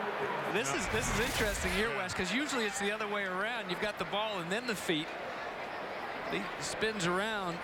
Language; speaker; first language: English; native; English